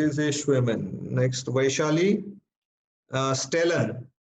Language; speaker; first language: German; non-native, fluent; Hindi